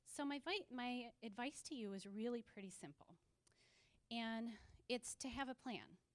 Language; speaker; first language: English; native; English